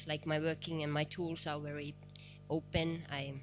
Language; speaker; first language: English; non-native, fluent; Finnish